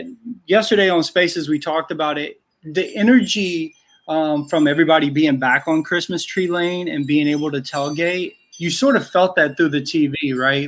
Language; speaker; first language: English; native; English